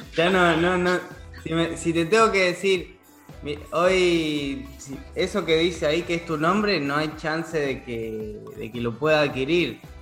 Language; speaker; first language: Spanish; native; Spanish